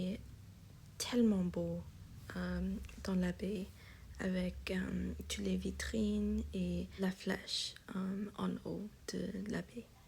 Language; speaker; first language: French; non-native, learner; English